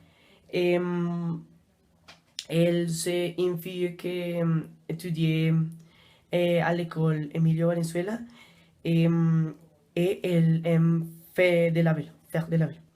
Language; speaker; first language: French; non-native, learner; Spanish